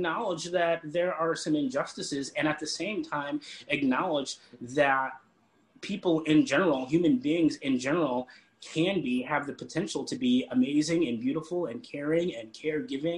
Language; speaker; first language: English; native; English